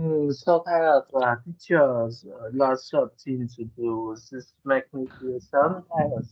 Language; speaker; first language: English; non-native, learner; Vietnamese